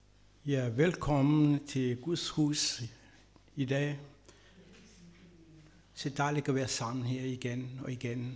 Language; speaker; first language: Danish; non-native, fluent; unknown